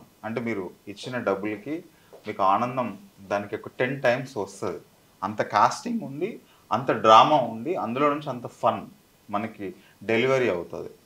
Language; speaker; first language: Telugu; native; Telugu